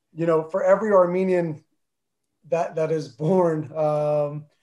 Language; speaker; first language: English; early bilingual, other home language; Armenian